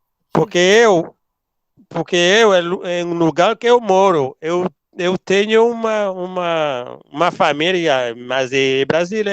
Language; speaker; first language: Portuguese; non-native, learner; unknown